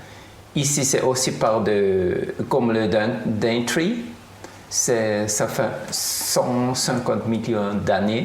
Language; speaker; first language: French; non-native, fluent; German